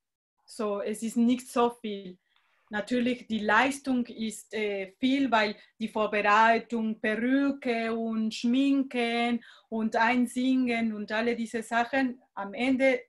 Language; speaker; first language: German; non-native, fluent; Spanish